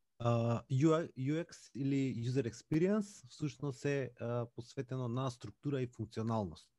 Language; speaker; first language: Macedonian; native; Macedonian